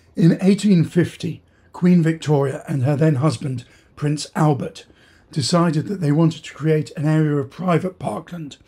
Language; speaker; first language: English; native; English